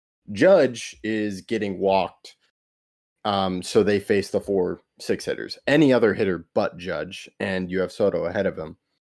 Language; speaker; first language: English; native; English